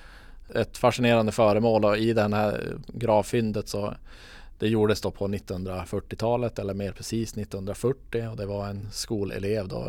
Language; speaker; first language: Swedish; native; Swedish